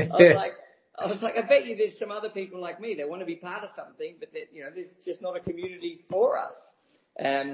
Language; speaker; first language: English; native; English